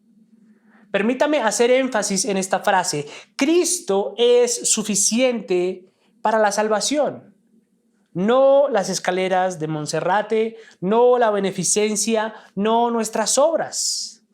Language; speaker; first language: Spanish; native; Spanish